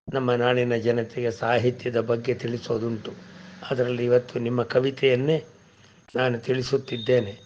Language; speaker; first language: Kannada; non-native, local second language; Tamil